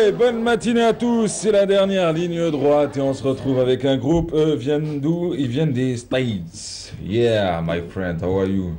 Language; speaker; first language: French; non-native, local second language; Arabic